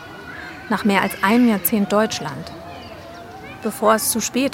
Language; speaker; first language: German; native; German